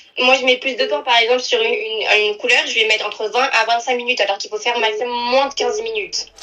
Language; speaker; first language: French; native; French